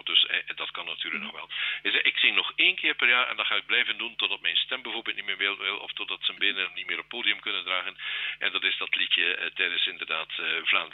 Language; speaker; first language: Dutch; native; Dutch